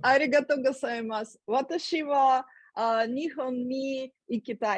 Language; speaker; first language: Japanese; non-native, learner; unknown